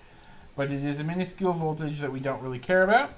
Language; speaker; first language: English; native; English